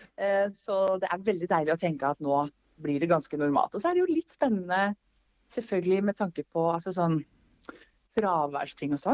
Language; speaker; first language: Norwegian; native; Norwegian